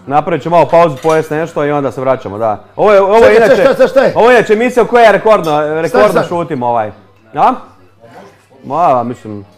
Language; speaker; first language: Croatian; native; Croatian